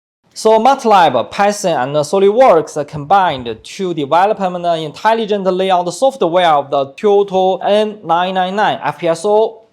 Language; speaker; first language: English; non-native, fluent; Chinese